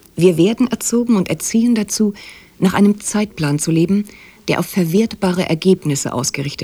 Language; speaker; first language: German; native; German